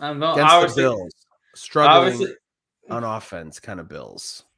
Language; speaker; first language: English; native; English